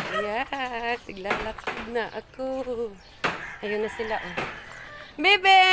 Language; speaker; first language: Filipino; non-native, local second language; Cebuano